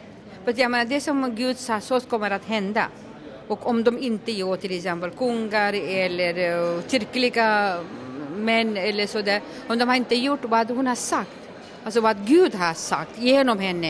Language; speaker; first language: Swedish; non-native, local second language; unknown